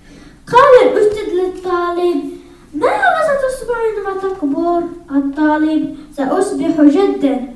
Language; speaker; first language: Arabic; non-native, learner; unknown